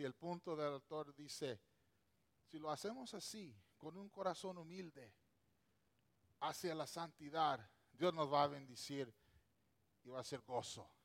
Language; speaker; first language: Spanish; non-native, local second language; English